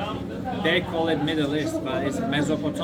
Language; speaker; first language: English; non-native, learner; Turkish